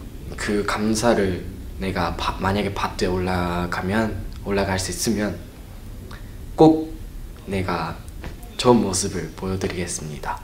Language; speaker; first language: Korean; non-native, learner; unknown